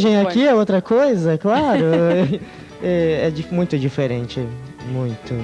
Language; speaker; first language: Portuguese; non-native, fluent; Spanish